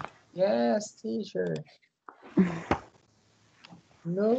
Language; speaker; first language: English; non-native, learner; Portuguese